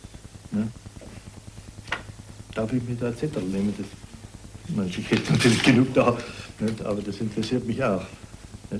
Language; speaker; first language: German; native; German